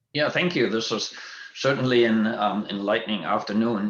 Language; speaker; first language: English; non-native, fluent; German